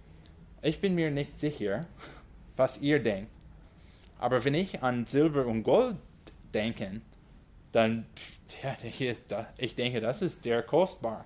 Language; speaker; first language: German; non-native, fluent; English